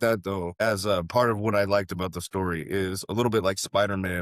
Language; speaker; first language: English; native; English